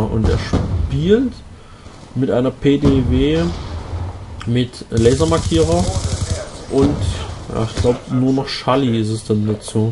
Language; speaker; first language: German; native; German